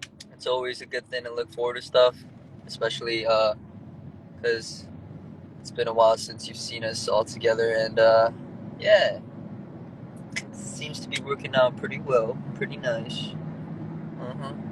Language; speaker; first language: English; early bilingual, other home language; Korean